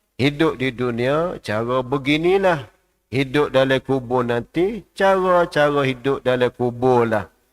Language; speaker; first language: Malay; native; Malay